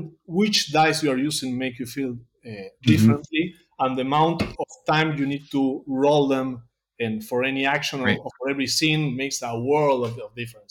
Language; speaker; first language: English; non-native, fluent; Spanish